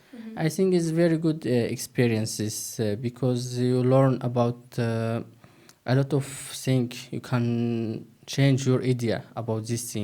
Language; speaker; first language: English; non-native, learner; Turkish